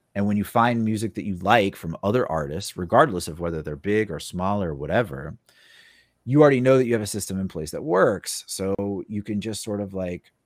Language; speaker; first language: English; native; English